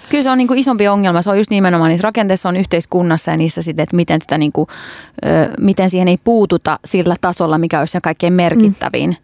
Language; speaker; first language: Finnish; early bilingual, other home language; Kurdish